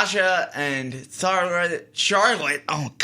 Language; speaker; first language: English; native; English